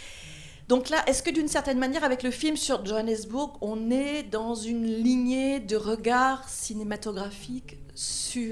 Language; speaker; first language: French; native; French